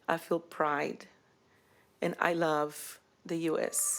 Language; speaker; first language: English; early bilingual, other home language; Spanish